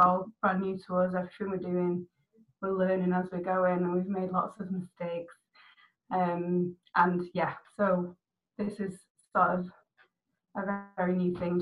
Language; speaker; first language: English; native; English